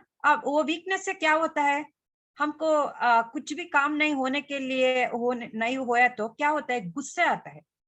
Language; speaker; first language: Hindi; non-native, local second language; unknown